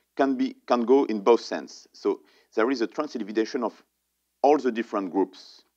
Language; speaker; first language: English; non-native, fluent; French